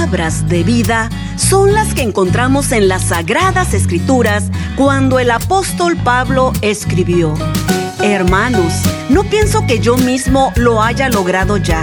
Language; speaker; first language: Spanish; native; Spanish